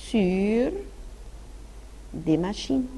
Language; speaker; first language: French; non-native, fluent; Arabic